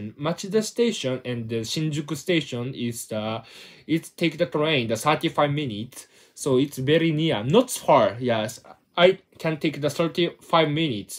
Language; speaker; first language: English; non-native, learner; Japanese